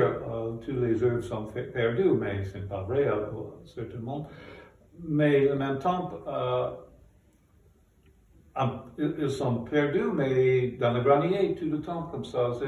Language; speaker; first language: French; non-native, fluent; English